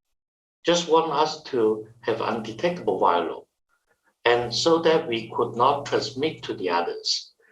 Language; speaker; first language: English; non-native, fluent; Chinese